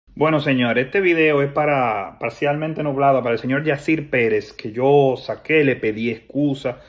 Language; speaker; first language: Spanish; native; Spanish